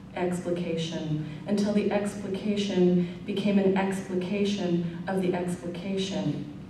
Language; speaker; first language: English; native; English